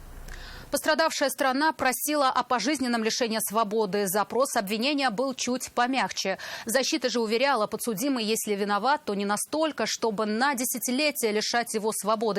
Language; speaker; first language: Russian; native; Russian